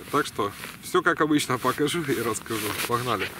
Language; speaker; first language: Russian; native; Russian